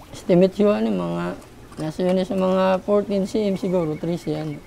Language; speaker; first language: Cebuano; native; Cebuano